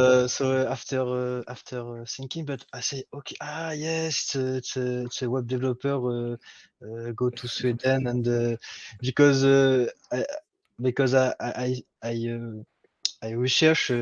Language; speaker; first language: English; non-native, learner; French